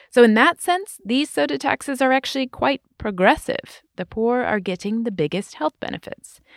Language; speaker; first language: English; native; English